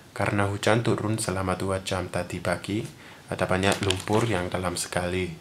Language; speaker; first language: Indonesian; non-native, learner; English